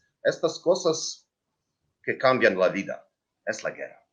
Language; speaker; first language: Spanish; non-native, learner; Ukrainian